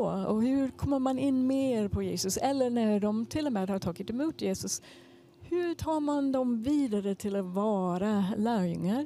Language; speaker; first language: Swedish; non-native, fluent; English